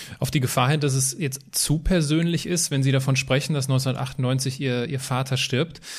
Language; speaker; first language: German; native; German